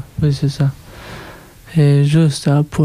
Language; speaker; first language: French; non-native, learner; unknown